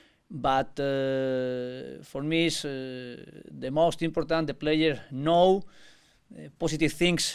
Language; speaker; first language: English; non-native, learner; Spanish